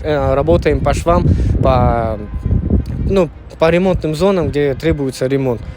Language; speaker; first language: Russian; native; Russian